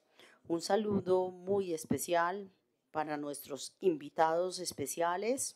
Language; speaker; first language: Spanish; native; Spanish